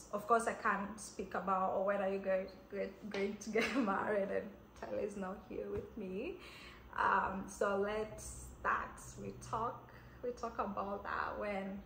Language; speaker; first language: English; non-native, local second language; Kamba